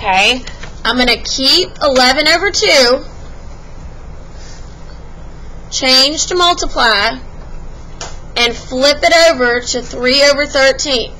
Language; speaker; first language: English; native; English